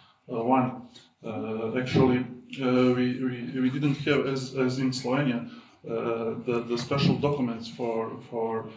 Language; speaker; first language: English; non-native, learner; Serbian